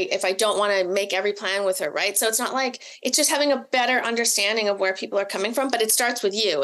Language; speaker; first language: English; native; English